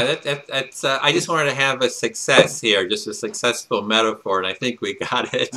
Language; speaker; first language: English; native; English